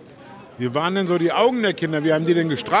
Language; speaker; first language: German; native; German